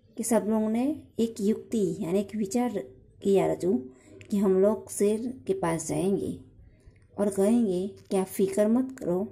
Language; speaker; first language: Hindi; non-native, local second language; Gujarati